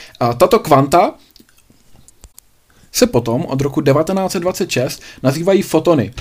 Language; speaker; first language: Czech; native; Czech